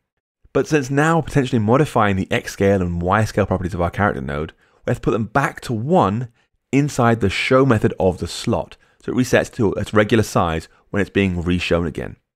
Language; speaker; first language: English; native; English